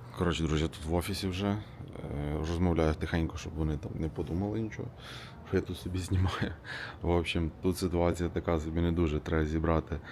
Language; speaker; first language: Ukrainian; non-native, local second language; Russian